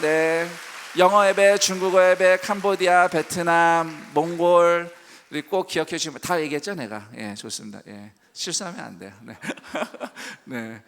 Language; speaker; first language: Korean; native; Korean